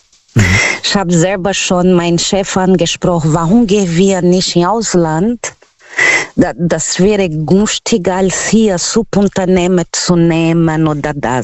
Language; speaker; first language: German; non-native, learner; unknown